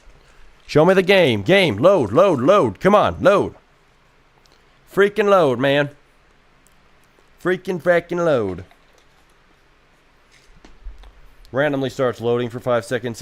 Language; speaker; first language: English; native; English